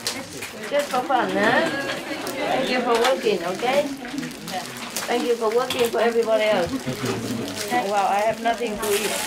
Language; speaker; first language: English; non-native, fluent; Vietnamese